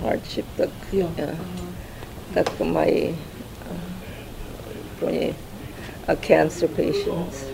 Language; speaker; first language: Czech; early bilingual, heritage; Czech